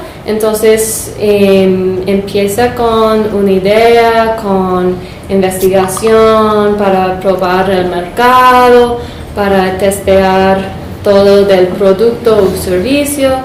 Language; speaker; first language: Spanish; non-native, fluent; English